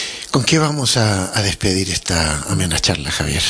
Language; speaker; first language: Spanish; native; Spanish